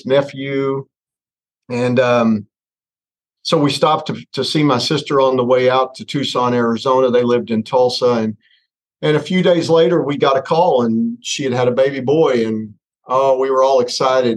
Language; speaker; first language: English; native; English